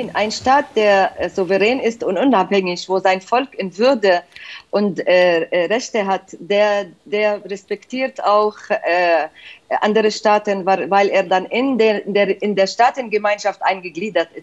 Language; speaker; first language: German; non-native, fluent; Arabic